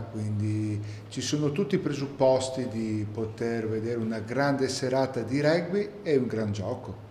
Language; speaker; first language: Italian; native; Italian